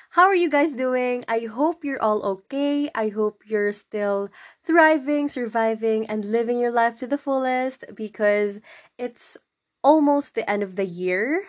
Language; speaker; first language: English; non-native, local second language; Cebuano